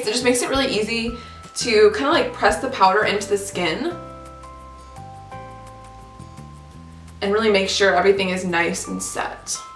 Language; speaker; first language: English; native; English